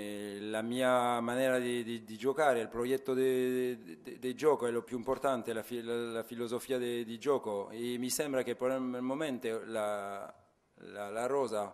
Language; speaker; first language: Italian; non-native, fluent; French